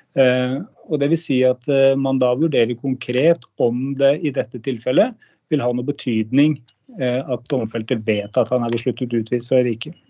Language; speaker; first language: Norwegian; native; Norwegian